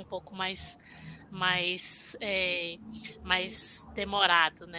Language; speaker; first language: Portuguese; non-native, fluent; Chinese